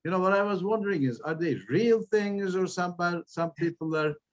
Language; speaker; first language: English; non-native, fluent; Turkish